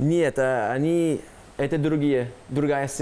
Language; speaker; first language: Russian; non-native, learner; English